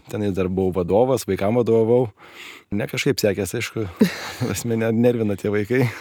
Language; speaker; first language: Lithuanian; native; Lithuanian